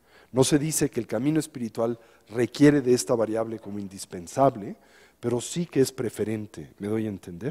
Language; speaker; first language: Spanish; native; Spanish